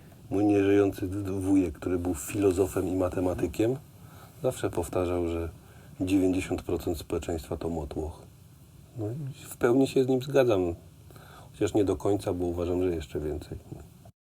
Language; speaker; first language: Polish; native; Polish